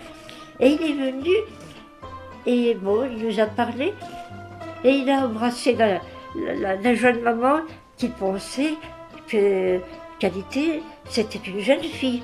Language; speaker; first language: French; native; French